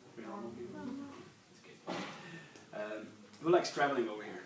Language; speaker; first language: English; non-native, fluent; Czech